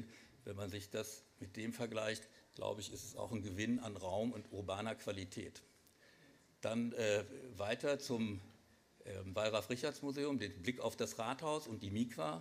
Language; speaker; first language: German; native; German